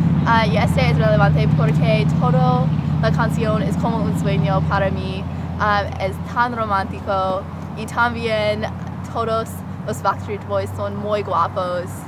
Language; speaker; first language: Spanish; non-native, learner; English